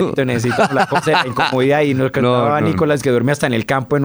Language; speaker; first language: Spanish; native; Spanish